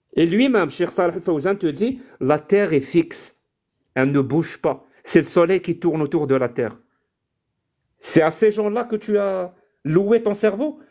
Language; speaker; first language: French; non-native, local second language; Arabic